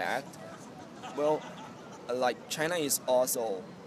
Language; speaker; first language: English; non-native, fluent; Chinese